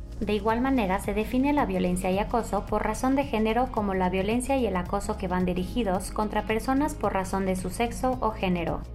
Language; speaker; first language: Spanish; native; Spanish